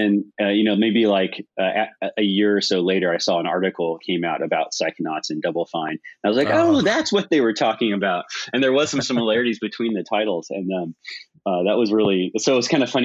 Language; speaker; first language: English; native; English